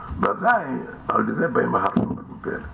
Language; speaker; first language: Hebrew; non-native, fluent; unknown